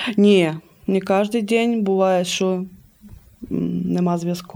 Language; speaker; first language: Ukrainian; early bilingual, heritage; Slovak